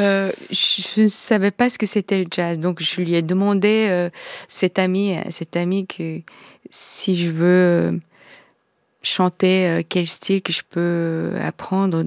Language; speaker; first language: French; non-native, fluent; Korean